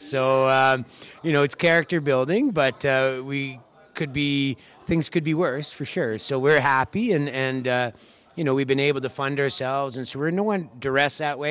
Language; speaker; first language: English; native; English